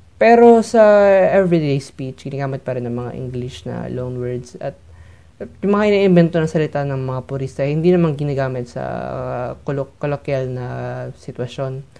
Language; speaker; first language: Filipino; native; Filipino